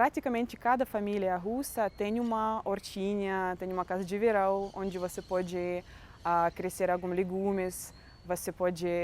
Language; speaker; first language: Portuguese; non-native, fluent; Russian